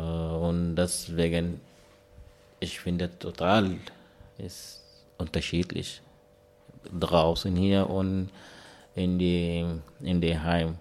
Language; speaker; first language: German; non-native, learner; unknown